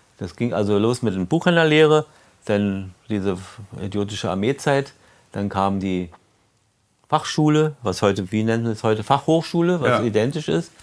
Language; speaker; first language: German; native; German